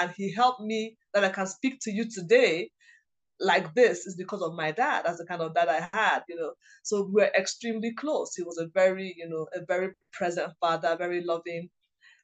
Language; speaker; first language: English; non-native, local second language; Igbo